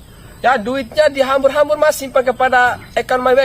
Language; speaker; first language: Indonesian; native; Indonesian